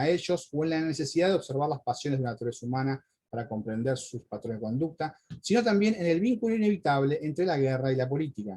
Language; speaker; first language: Spanish; native; Spanish